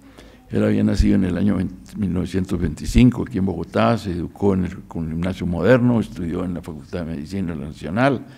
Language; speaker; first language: Spanish; native; Spanish